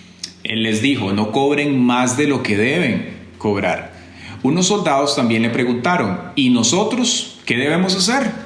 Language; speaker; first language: Spanish; native; Spanish